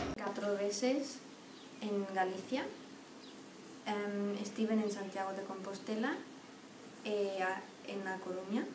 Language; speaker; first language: Galician; non-native, learner; German